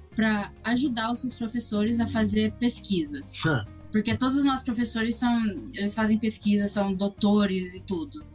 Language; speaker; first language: Portuguese; early bilingual, heritage; English